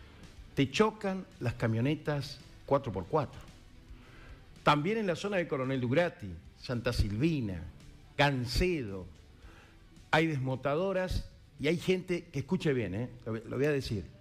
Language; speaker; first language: Spanish; native; Spanish